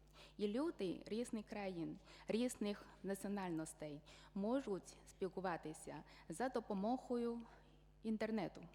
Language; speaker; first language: Ukrainian; non-native, fluent; Chinese